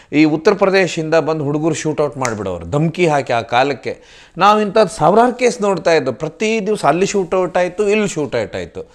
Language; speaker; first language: Kannada; non-native, local second language; Tulu